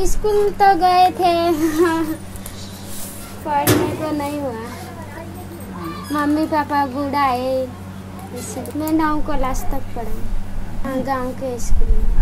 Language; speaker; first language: Hindi; non-native, learner; Nepali